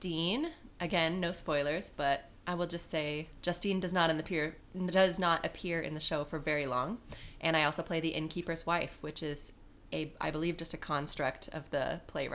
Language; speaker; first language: English; native; English